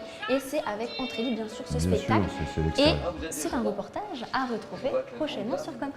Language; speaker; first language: French; native; French